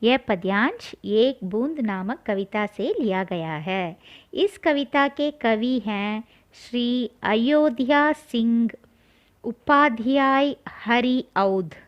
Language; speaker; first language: Hindi; non-native, local second language; Tamil